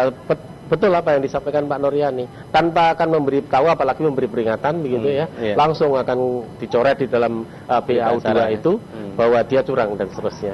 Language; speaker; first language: Indonesian; native; Indonesian